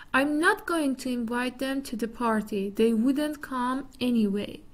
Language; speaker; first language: English; non-native, fluent; Persian